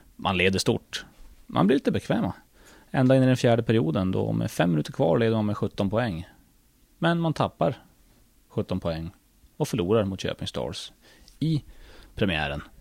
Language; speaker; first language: Swedish; native; Swedish